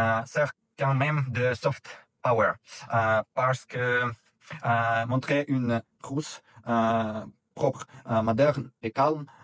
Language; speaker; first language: French; non-native, fluent; Russian